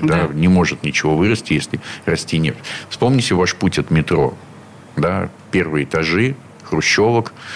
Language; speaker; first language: Russian; native; Russian